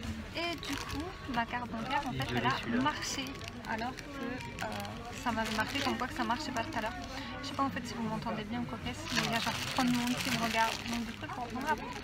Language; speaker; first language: French; native; French